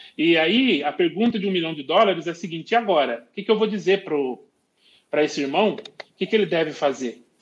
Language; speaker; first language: Portuguese; native; Portuguese